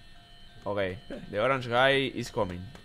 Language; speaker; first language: English; non-native, learner; Spanish